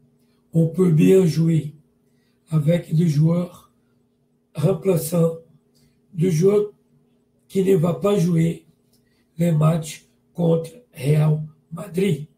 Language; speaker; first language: French; non-native, learner; Portuguese